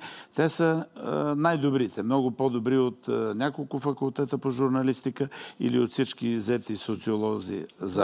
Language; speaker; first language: Bulgarian; native; Bulgarian